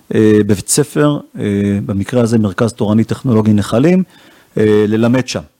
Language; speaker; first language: Hebrew; native; Hebrew